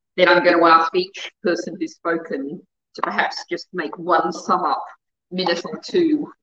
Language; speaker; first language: English; native; English